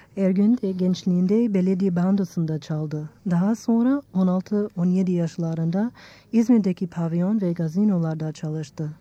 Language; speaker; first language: Turkish; non-native, fluent; English